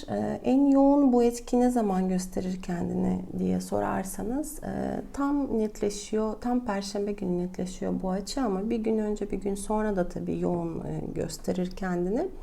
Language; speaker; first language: Turkish; non-native, fluent; Russian